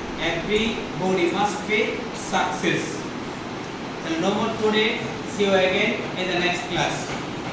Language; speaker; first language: English; non-native, local second language; Bangla